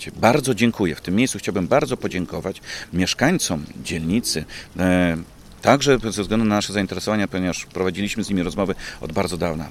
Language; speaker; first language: Polish; native; Polish